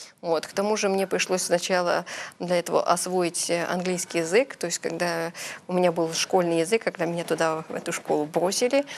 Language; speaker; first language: Russian; early bilingual, heritage; Russian